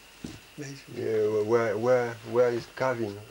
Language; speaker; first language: English; non-native, learner; French